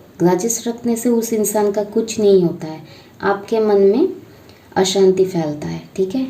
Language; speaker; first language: Hindi; non-native, local second language; Bangla